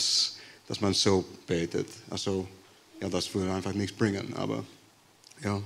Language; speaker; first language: German; non-native, fluent; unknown